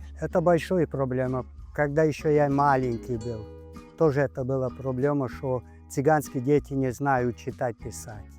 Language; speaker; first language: Russian; non-native, local second language; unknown